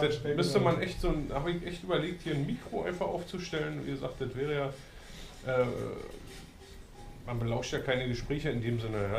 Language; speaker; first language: German; native; German